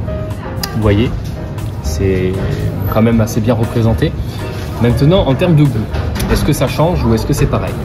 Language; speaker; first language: French; native; French